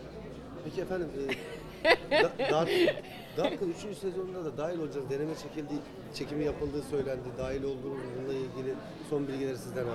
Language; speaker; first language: Turkish; native; Turkish